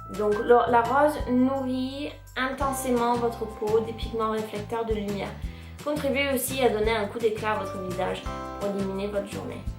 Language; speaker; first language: French; non-native, fluent; English